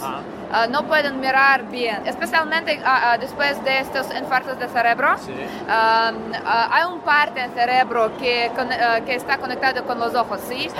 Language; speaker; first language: Spanish; non-native, learner; Russian